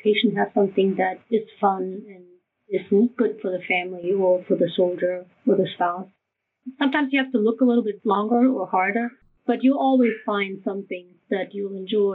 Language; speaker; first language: English; non-native, fluent; German